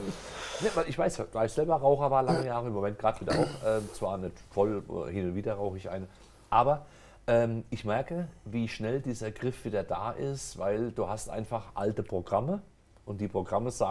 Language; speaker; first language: German; native; German